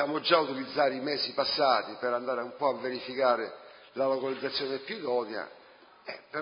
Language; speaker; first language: Italian; native; Italian